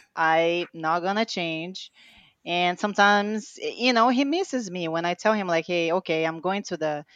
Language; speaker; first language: English; non-native, fluent; Portuguese